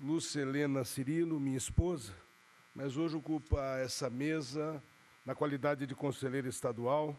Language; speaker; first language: Portuguese; native; Portuguese